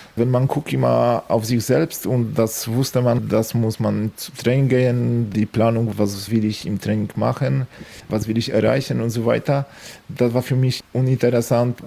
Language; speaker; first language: German; non-native, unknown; Polish